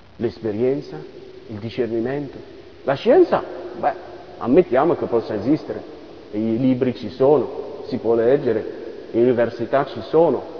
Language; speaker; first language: Italian; non-native, fluent; French